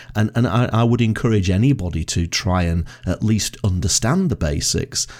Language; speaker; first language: English; native; English